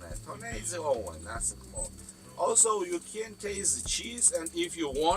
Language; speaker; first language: English; non-native, learner; Georgian